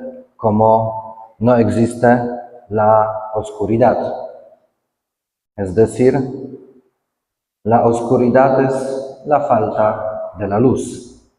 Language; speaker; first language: Spanish; non-native, fluent; Polish